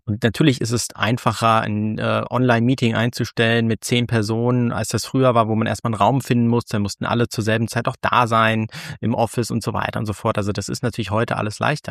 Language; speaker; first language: German; native; German